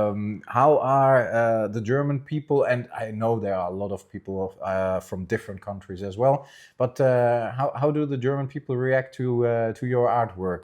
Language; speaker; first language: English; non-native, fluent; German